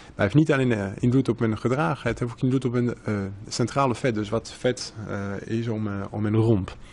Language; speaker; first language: Dutch; non-native, fluent; French